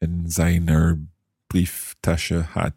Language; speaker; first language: German; non-native, learner; English